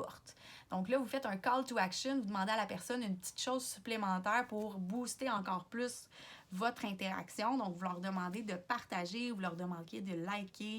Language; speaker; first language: French; native; French